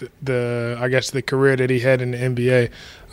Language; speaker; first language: English; native; English